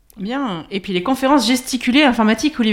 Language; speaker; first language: French; native; French